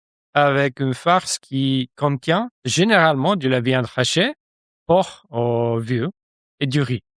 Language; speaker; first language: French; non-native, learner; Bulgarian